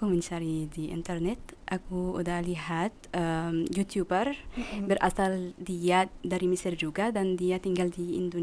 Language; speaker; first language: Indonesian; non-native, learner; Arabic